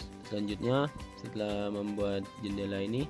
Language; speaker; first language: Indonesian; native; Indonesian